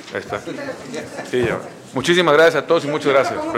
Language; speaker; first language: Spanish; native; Spanish